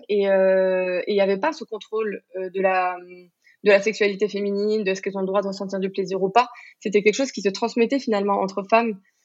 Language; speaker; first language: French; non-native, local second language; Arabic